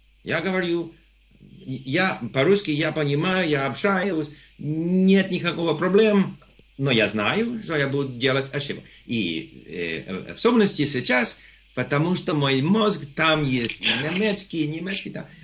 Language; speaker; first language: Russian; non-native, fluent; English